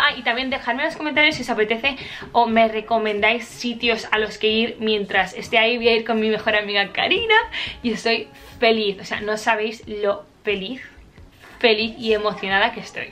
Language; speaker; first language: Spanish; native; Spanish